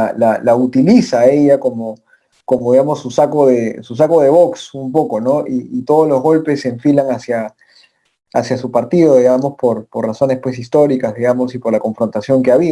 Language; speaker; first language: Spanish; native; Spanish